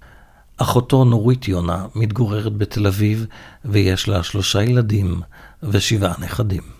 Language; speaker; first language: Hebrew; native; Hebrew